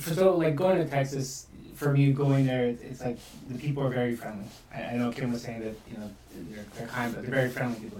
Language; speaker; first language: English; native; English